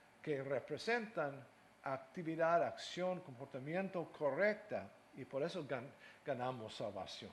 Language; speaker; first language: Spanish; non-native, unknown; English